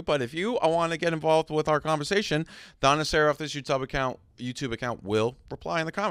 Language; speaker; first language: English; native; English